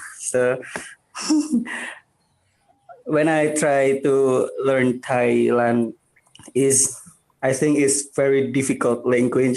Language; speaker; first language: English; non-native, learner; Indonesian